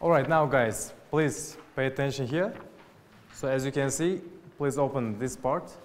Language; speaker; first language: English; non-native, fluent; Uzbek